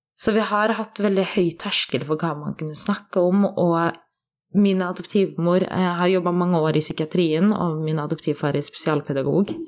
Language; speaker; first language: Norwegian; native; Norwegian